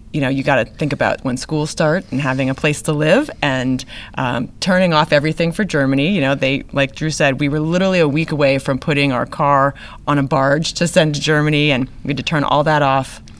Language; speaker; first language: English; native; English